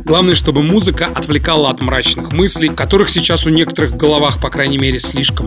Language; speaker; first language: Russian; native; Russian